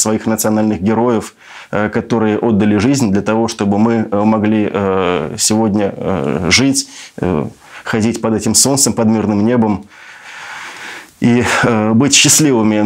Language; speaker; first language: Russian; native; Russian